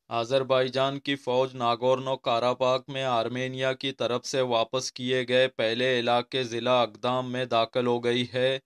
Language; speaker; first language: Urdu; non-native, local second language; Baluchi